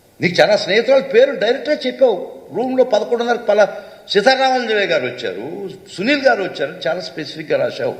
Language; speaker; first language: Telugu; native; Telugu